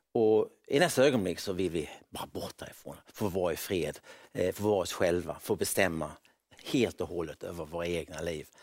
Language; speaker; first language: Swedish; native; Swedish